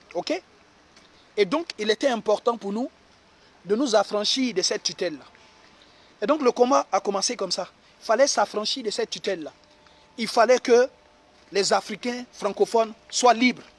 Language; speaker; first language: French; native; French